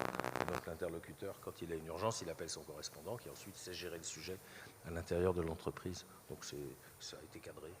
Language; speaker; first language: French; native; French